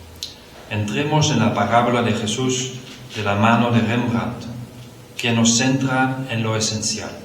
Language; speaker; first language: Spanish; non-native, fluent; Dutch